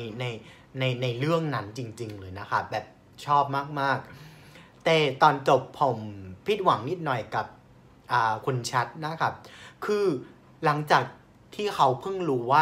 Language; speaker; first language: Thai; non-native, fluent; Vietnamese